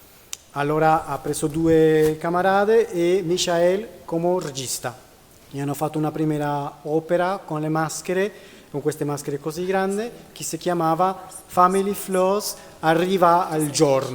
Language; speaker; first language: Italian; non-native, learner; Spanish